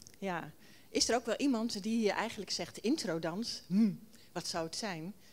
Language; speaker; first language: Dutch; native; Dutch